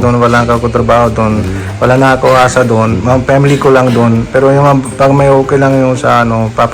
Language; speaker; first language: Filipino; non-native, learner; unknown